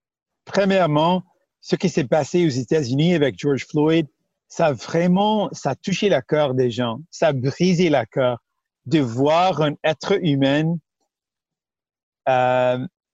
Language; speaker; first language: French; non-native, local second language; Punjabi